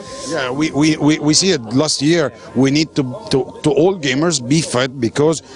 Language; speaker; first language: English; non-native, learner; Arabic